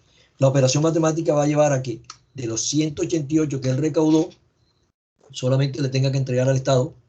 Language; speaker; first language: Spanish; native; Spanish